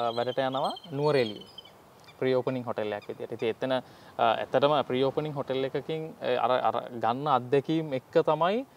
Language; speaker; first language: Sinhala; native; Sinhala